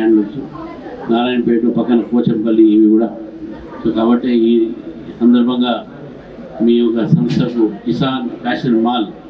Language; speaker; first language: Telugu; native; Telugu